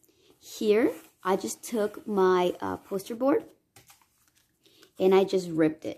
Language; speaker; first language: English; native; English